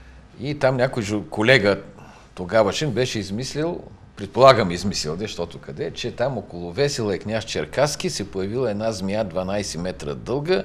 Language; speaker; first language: Bulgarian; native; Bulgarian